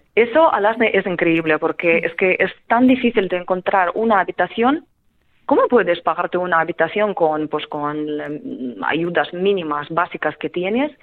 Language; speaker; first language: Spanish; non-native, fluent; Ukrainian